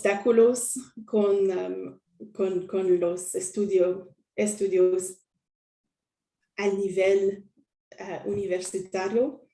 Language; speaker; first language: Spanish; non-native, learner; French